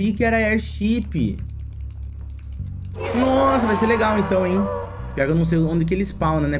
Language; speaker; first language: Portuguese; native; Portuguese